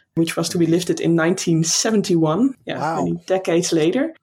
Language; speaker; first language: English; non-native, fluent; Dutch